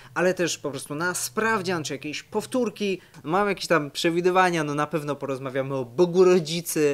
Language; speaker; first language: Polish; native; Polish